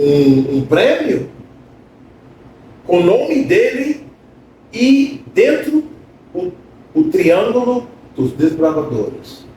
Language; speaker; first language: Portuguese; non-native, fluent; English